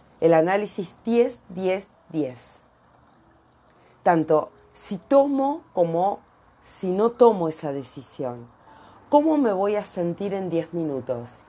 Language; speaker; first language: Spanish; native; Spanish